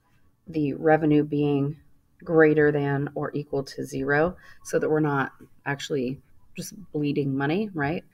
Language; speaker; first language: English; native; English